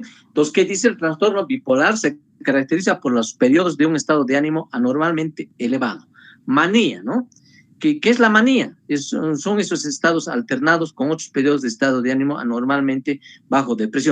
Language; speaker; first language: Spanish; native; Spanish